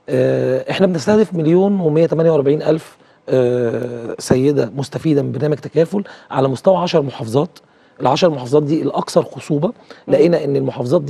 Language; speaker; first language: Arabic; native; Arabic